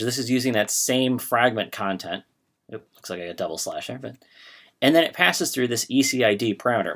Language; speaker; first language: English; native; English